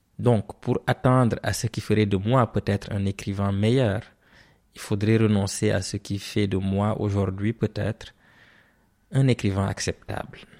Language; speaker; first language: French; non-native, local second language; Serer